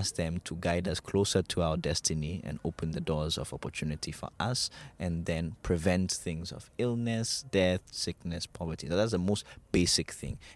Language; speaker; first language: English; non-native, local second language; Ewe